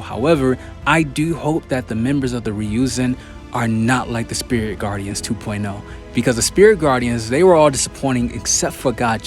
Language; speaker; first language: English; native; English